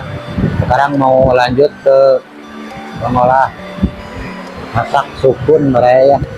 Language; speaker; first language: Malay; non-native, local second language; Sundanese